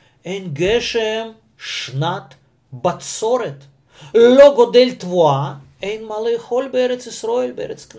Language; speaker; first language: Hebrew; non-native, fluent; Russian